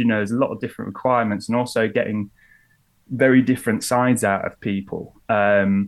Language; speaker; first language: English; native; English